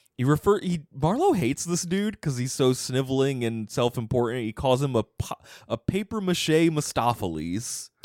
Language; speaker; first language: English; native; English